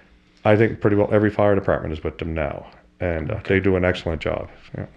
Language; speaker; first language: English; native; English